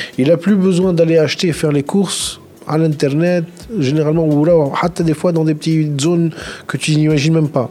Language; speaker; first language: French; non-native, local second language; Arabic